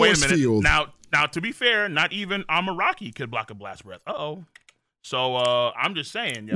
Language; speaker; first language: English; native; English